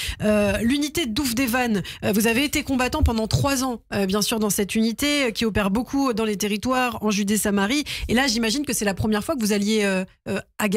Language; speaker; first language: French; native; French